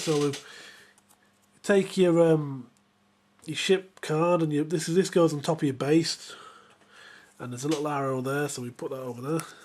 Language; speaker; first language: English; native; English